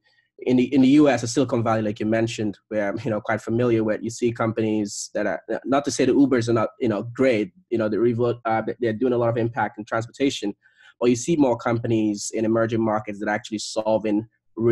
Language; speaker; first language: English; non-native, local second language; Igbo